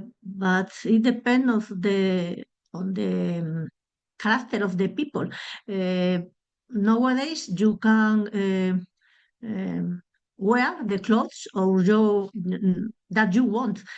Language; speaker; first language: English; non-native, learner; Spanish